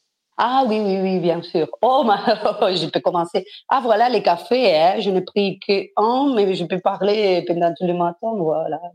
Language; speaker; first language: French; non-native, fluent; Spanish